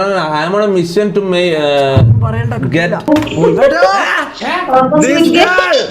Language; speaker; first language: English; non-native, local second language; Malayalam